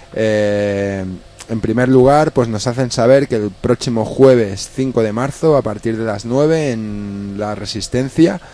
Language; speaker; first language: Spanish; native; Spanish